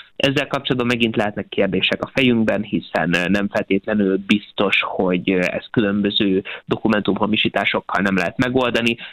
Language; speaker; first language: Hungarian; native; Hungarian